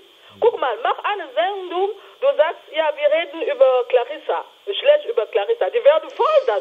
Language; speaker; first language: German; non-native, fluent; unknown